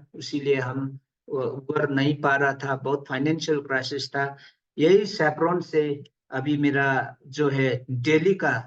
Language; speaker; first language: Hindi; non-native, local second language; Nepali